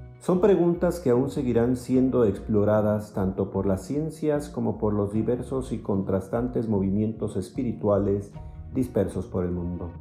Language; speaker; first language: Spanish; native; Spanish